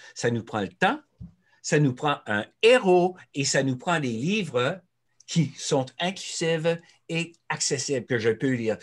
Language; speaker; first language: French; native; French